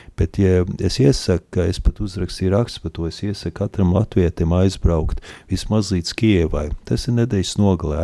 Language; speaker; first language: Latvian; early bilingual, heritage; Latvian